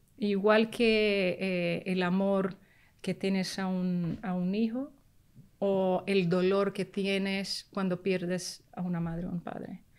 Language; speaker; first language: Spanish; early bilingual, heritage; Spanish